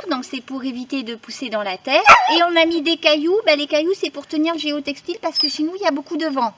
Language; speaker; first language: French; native; French